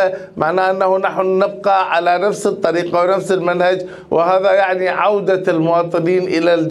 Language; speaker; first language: Arabic; native; Arabic